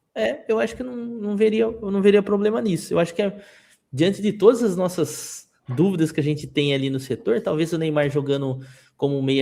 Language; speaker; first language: Portuguese; native; Portuguese